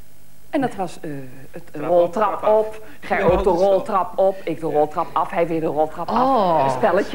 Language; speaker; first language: Dutch; native; Dutch